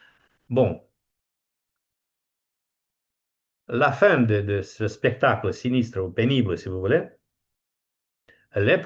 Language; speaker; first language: French; non-native, fluent; Romanian